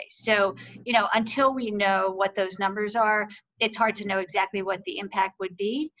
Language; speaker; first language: English; native; English